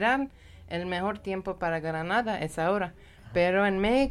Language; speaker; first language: Spanish; non-native, learner; Persian